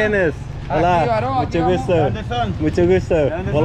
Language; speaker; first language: Spanish; non-native, learner; Dutch